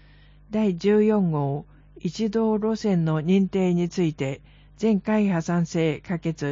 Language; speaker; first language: Japanese; native; Japanese